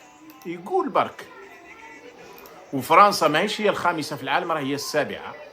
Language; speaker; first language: Arabic; native; Arabic